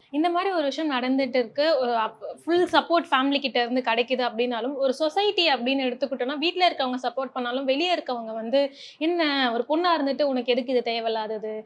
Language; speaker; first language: Tamil; native; Tamil